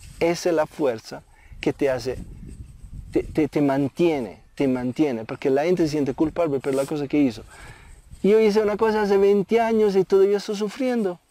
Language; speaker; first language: Spanish; non-native, fluent; Italian